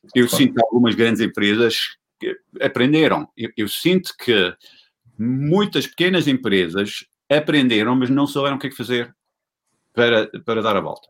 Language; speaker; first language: Portuguese; non-native, fluent; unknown